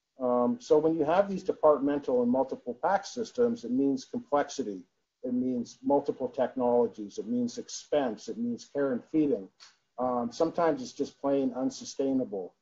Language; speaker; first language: English; native; English